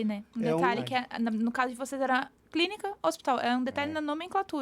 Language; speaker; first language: Portuguese; native; Portuguese